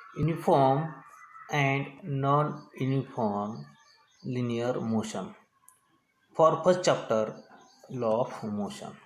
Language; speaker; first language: English; non-native, local second language; Marathi